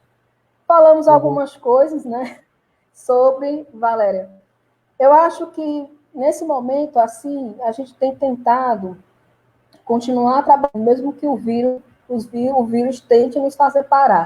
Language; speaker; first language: Portuguese; native; Portuguese